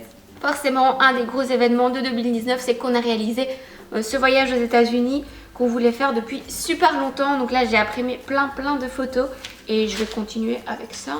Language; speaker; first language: French; native; French